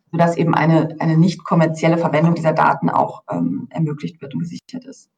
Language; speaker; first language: German; native; German